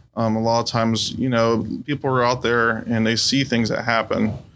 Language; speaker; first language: English; native; English